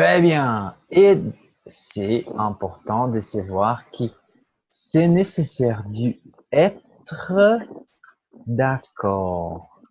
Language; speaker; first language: French; non-native, fluent; Portuguese